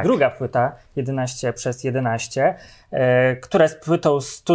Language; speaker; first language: Polish; native; Polish